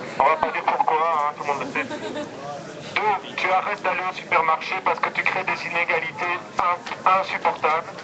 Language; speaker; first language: French; non-native, fluent; Spanish